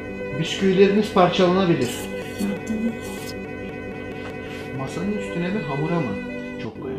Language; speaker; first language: Turkish; native; Turkish